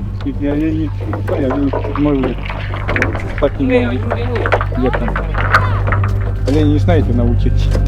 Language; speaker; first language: Russian; non-native, local second language; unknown